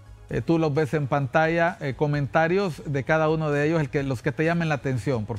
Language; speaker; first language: Spanish; native; Spanish